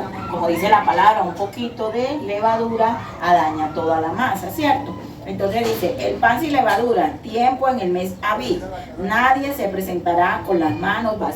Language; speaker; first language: Spanish; native; Spanish